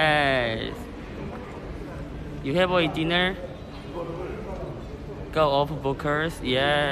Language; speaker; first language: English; non-native, learner; Korean